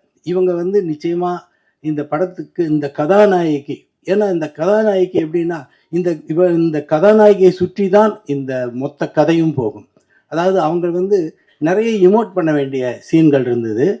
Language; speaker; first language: Tamil; native; Tamil